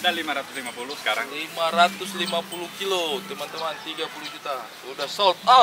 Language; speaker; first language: Indonesian; native; Indonesian